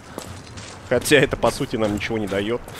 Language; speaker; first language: Russian; native; Russian